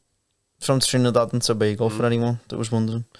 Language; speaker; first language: English; native; English